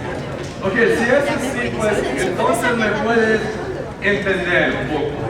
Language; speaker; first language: Spanish; early bilingual, heritage; Spanish